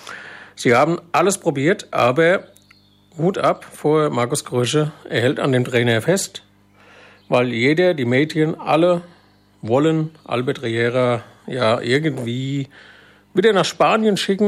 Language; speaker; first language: German; native; German